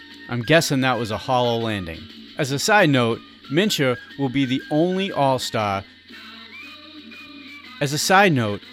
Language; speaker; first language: English; native; English